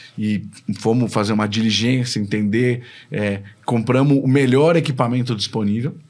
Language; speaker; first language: Portuguese; native; Portuguese